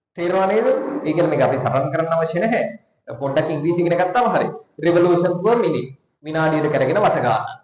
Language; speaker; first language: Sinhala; native; Sinhala